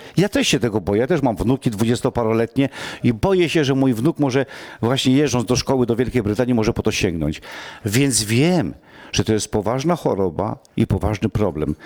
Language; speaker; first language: Polish; non-native, local second language; Romany